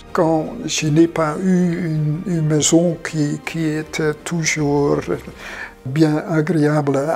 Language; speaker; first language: French; non-native, fluent; Dutch